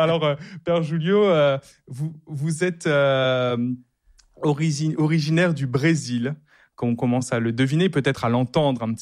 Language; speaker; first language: French; native; French